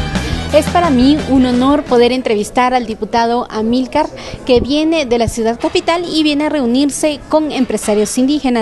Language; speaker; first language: Spanish; native; Spanish